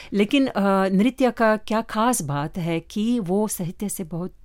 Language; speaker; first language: Hindi; non-native, fluent; Lithuanian